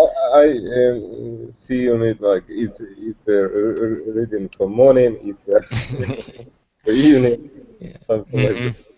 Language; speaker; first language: English; non-native, learner; Russian